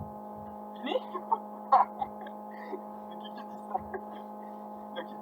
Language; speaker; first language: French; native; French